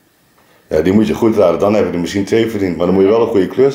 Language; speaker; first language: Dutch; native; Dutch